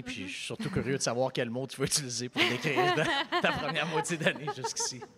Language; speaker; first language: French; native; French